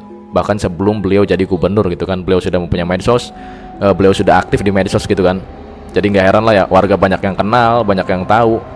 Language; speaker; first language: Indonesian; native; Indonesian